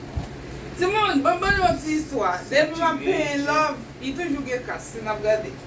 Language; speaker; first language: Portuguese; non-native, learner; Haitian Creole